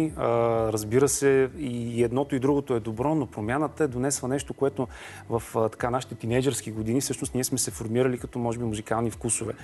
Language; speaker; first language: Bulgarian; native; Bulgarian